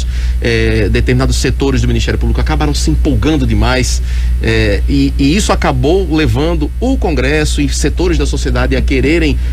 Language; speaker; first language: Portuguese; native; Portuguese